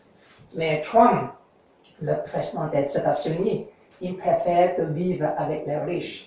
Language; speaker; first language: French; non-native, learner; English